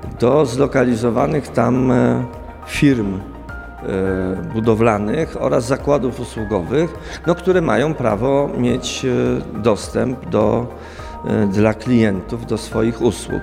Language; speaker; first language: Polish; native; Polish